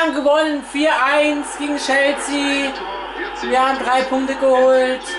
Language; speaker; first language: German; non-native, fluent; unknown